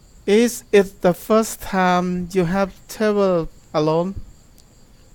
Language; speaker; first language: English; non-native, learner; Thai